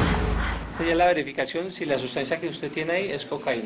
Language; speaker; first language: Spanish; native; Spanish